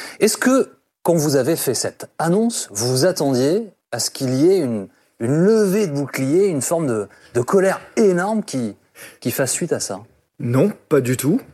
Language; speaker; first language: French; non-native, fluent; Portuguese